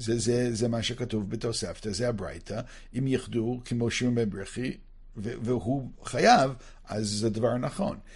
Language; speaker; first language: Hebrew; non-native, fluent; English